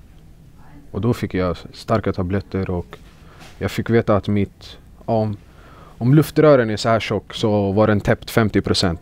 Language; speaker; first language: Swedish; early bilingual, other home language; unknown